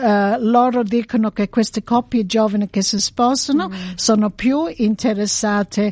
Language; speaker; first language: Italian; early bilingual, heritage; Italian